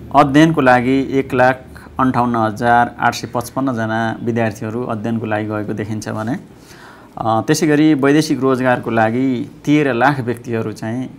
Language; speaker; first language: Nepali; native; Nepali